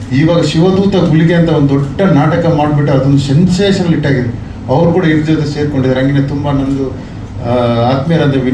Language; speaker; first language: Kannada; non-native, local second language; Tulu